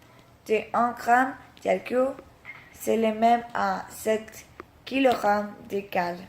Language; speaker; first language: French; non-native, learner; Spanish